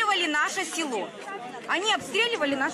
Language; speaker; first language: Russian; native; Russian